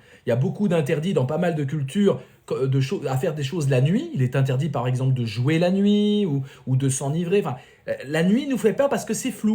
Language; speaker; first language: French; native; French